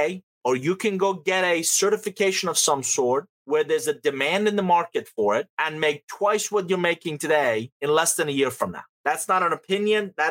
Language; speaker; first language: English; non-native, fluent; Persian